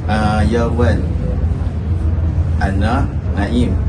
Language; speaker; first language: Arabic; non-native, learner; Malay